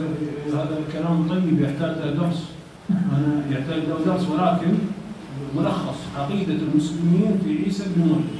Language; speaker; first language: Arabic; native; Arabic